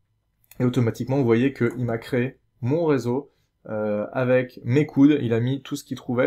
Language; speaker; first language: French; native; French